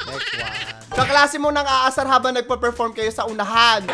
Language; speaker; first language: Filipino; native; Filipino